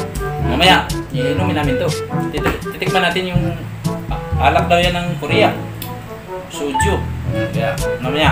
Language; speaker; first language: Filipino; non-native, local second language; Cebuano